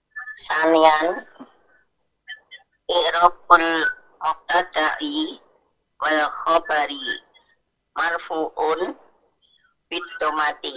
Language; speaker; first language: Arabic; non-native, learner; Indonesian